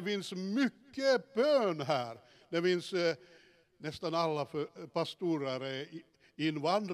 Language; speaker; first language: Swedish; non-native, fluent; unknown